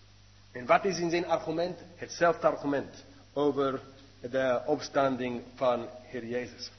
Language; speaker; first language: Dutch; non-native, fluent; English